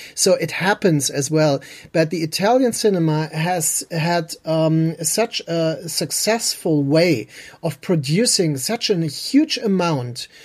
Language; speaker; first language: English; non-native, fluent; German